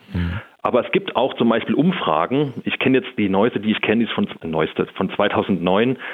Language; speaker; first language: German; native; German